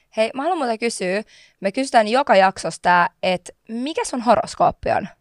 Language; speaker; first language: Finnish; native; Finnish